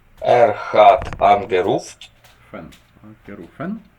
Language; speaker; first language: German; non-native, learner; Ukrainian